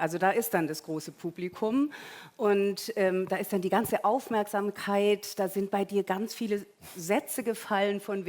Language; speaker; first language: German; native; German